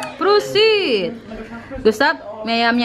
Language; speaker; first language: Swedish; non-native, learner; Indonesian